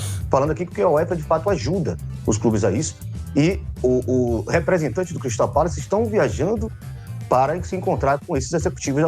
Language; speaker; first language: Portuguese; native; Portuguese